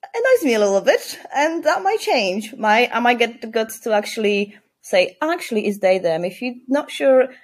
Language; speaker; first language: English; non-native, fluent; Polish